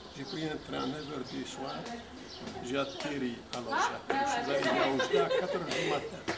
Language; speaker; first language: French; non-native, local second language; Arabic